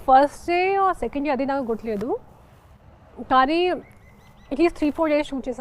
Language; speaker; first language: Telugu; non-native, local second language; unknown